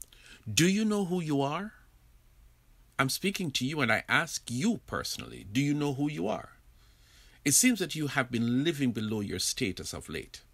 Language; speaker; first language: English; native; English